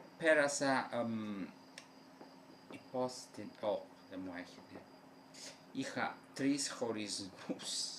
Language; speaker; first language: Greek; non-native, fluent; Italian